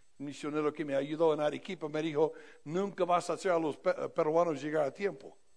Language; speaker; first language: Spanish; non-native, fluent; English